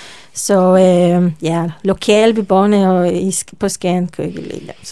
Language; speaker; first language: Danish; non-native, learner; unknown